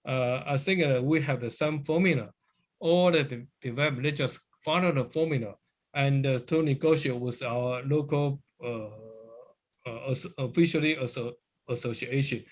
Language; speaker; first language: English; non-native, learner; Chinese